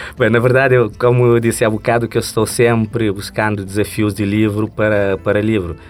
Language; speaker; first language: Portuguese; non-native, local second language; Kabuverdianu